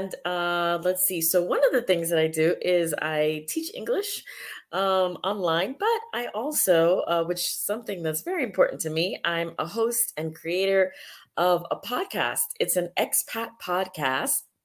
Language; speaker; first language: English; early bilingual, other home language; Spanish